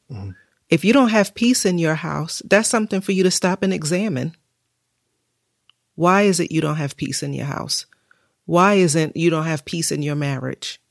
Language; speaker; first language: English; native; English